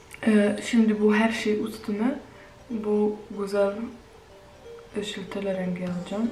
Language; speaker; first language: Turkish; non-native, fluent; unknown